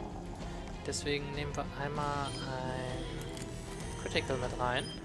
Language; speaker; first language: German; native; German